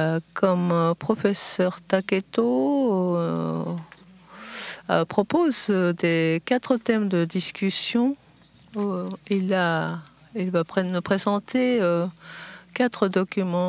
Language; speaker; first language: French; non-native, fluent; Japanese